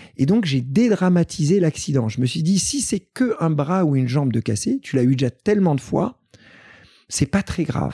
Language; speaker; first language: French; early bilingual, other home language; Greek